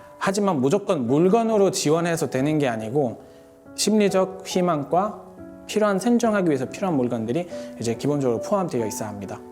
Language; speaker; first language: Korean; non-native, fluent; Arabic